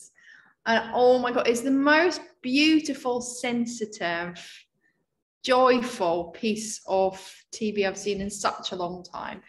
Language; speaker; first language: English; native; English